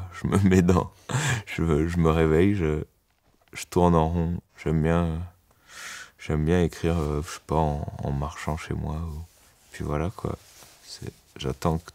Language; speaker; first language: French; native; French